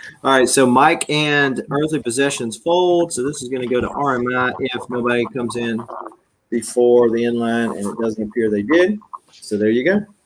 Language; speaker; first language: English; native; English